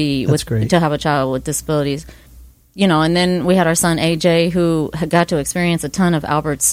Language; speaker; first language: English; native; English